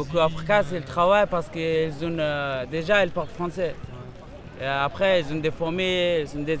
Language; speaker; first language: French; non-native, fluent; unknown